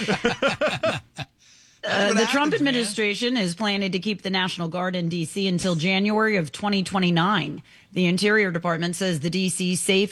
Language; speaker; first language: English; native; English